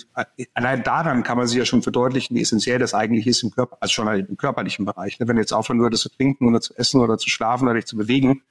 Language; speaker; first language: German; native; German